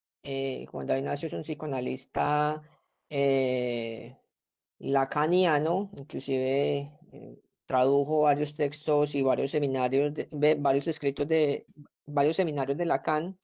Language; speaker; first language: Spanish; native; Spanish